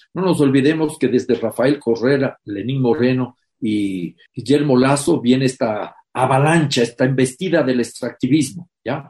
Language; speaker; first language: Spanish; native; Spanish